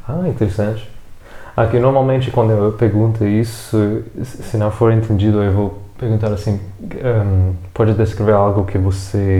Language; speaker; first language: Portuguese; non-native, fluent; English